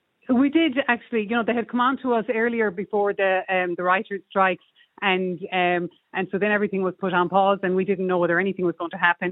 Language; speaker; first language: English; native; English